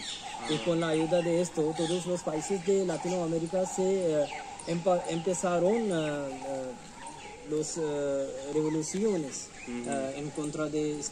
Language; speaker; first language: Spanish; non-native, learner; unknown